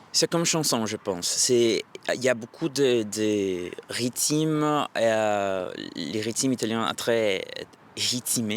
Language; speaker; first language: French; non-native, fluent; Portuguese